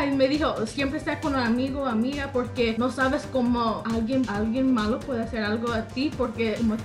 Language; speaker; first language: Spanish; early bilingual, heritage; English